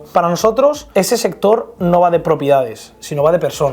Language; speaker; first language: Spanish; native; Spanish